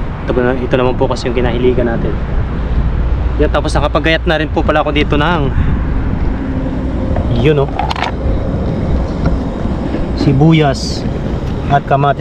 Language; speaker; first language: Filipino; native; Filipino